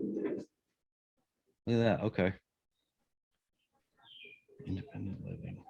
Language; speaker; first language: English; native; English